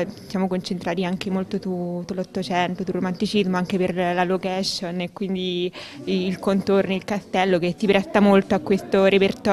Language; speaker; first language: Italian; native; Italian